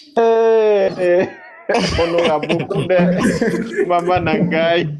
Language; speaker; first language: French; non-native, local second language; Haitian Creole